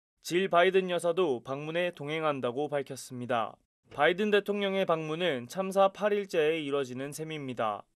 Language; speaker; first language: Korean; native; Korean